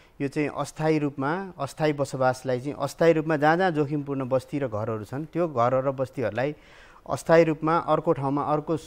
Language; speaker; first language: Nepali; native; Nepali